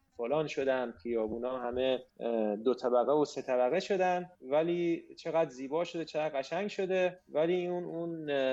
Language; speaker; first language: Persian; native; Persian